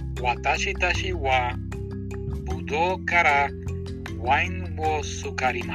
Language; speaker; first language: Japanese; non-native, learner; English